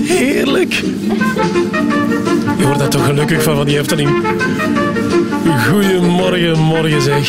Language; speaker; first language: Dutch; native; Dutch